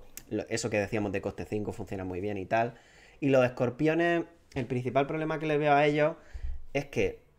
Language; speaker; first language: Spanish; native; Spanish